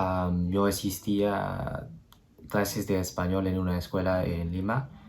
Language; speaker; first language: Spanish; non-native, learner; English